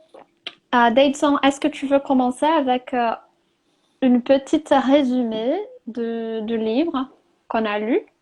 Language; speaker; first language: French; non-native, fluent; Portuguese